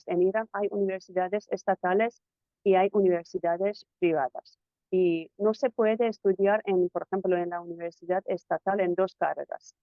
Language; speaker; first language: Spanish; non-native, fluent; Persian